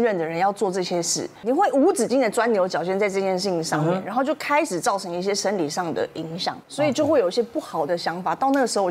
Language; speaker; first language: Chinese; native; Chinese